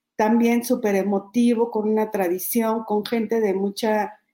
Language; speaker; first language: Spanish; native; Spanish